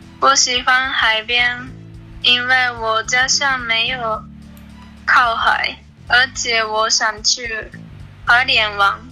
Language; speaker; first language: Chinese; non-native, learner; Japanese